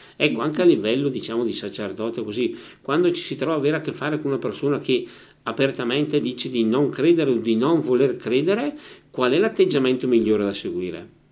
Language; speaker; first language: Italian; native; Italian